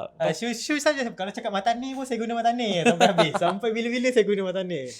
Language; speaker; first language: Malay; native; Malay